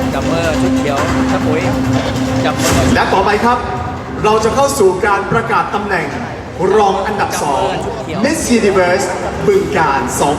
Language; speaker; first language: Thai; native; Thai